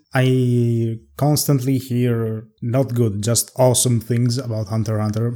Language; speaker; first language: English; non-native, fluent; Italian